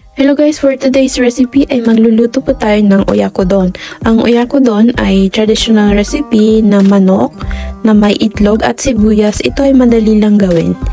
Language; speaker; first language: Filipino; native; Filipino